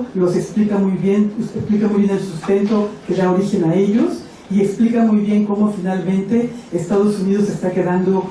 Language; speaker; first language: Spanish; native; Spanish